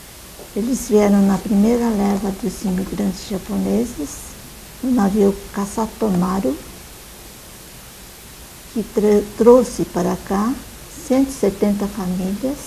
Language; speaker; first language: Portuguese; early bilingual, other home language; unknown